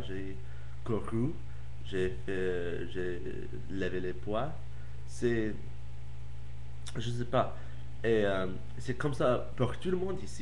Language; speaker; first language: French; non-native, learner; English